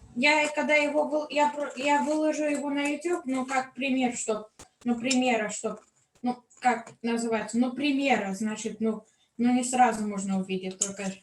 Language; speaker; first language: Russian; early bilingual, heritage; Russian